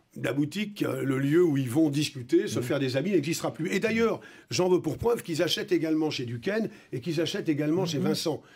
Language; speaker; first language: French; native; French